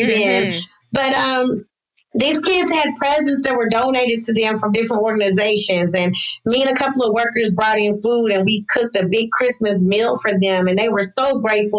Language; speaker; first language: English; native; English